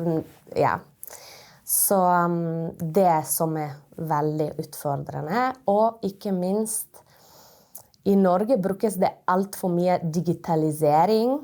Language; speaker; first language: Norwegian; non-native, fluent; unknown